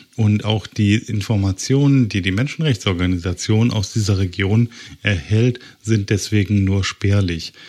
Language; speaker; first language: German; native; German